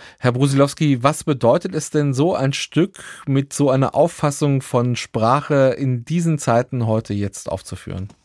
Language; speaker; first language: German; native; German